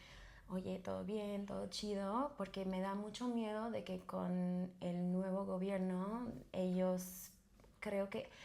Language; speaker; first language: Spanish; non-native, fluent; English